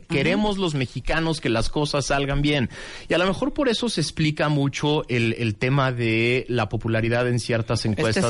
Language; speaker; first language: Spanish; native; Spanish